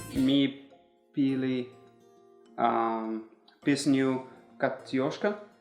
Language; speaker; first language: Russian; non-native, learner; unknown